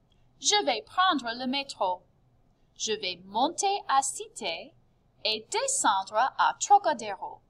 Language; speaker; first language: French; non-native, fluent; English